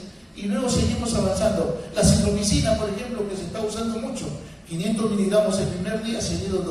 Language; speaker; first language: Spanish; native; Spanish